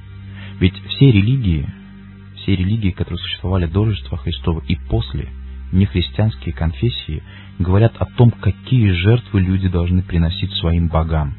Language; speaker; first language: Russian; native; Russian